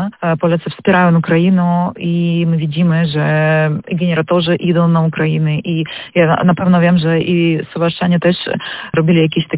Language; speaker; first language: Polish; non-native, fluent; Ukrainian